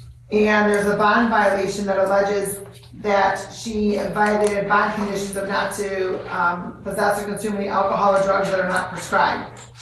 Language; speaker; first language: English; native; English